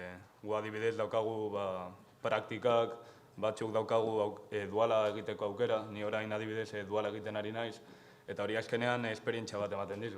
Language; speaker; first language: Basque; non-native, local second language; Spanish